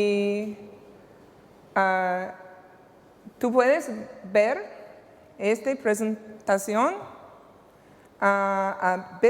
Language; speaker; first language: Spanish; non-native, learner; English